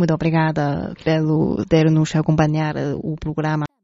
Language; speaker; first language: Portuguese; non-native, fluent; Chinese